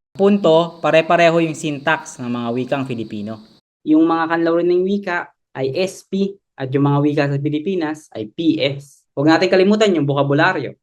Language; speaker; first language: Filipino; native; Filipino